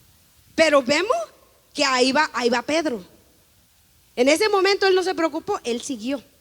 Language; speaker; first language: Spanish; native; Spanish